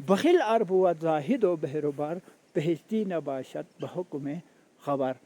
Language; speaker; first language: Urdu; non-native, local second language; Balti